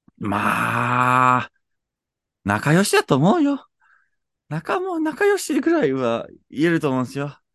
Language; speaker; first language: Japanese; non-native, fluent; English